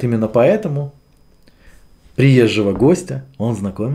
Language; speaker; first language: Russian; native; Russian